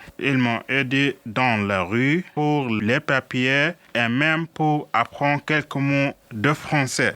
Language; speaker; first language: French; non-native, learner; Arabic